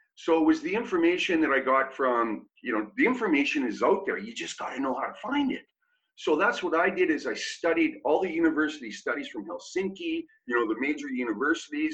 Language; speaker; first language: English; native; English